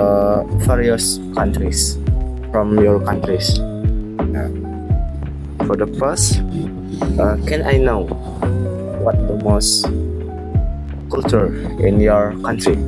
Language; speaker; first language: English; non-native, learner; Indonesian